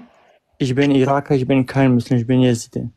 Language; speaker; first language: German; non-native, learner; Kurdish